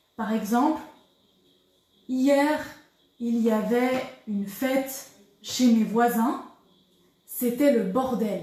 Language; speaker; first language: French; native; French